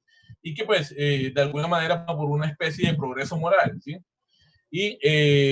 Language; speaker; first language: Spanish; native; Spanish